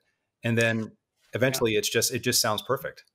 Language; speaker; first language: English; native; English